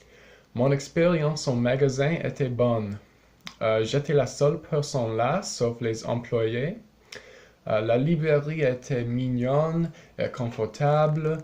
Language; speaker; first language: French; non-native, learner; English